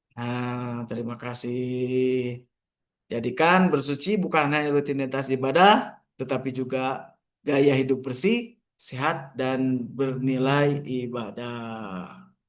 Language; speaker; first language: Indonesian; non-native, local second language; Sundanese